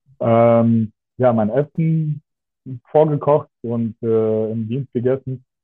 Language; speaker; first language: German; non-native, fluent; Russian